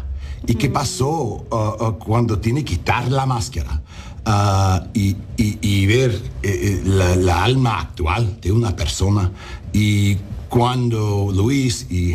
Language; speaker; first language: Spanish; non-native, learner; English